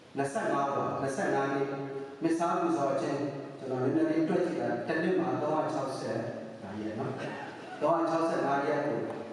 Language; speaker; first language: Burmese; non-native, local second language; Kachin